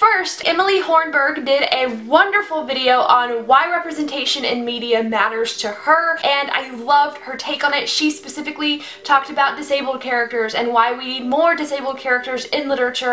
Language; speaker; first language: English; native; English